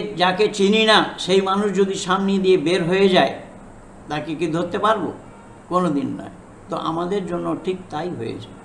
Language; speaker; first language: Bangla; non-native, fluent; Hindi